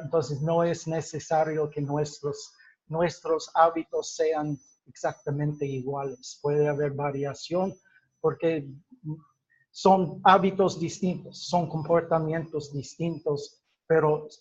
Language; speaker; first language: Spanish; non-native, fluent; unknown